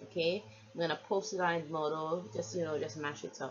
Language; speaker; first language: English; native; English